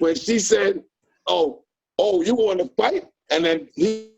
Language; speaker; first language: English; native; English